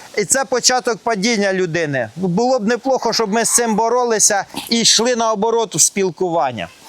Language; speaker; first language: Ukrainian; non-native, local second language; Russian